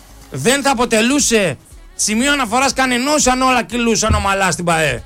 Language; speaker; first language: Greek; native; Greek